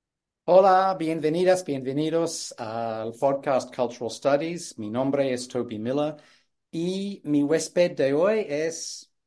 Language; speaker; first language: Spanish; non-native, fluent; English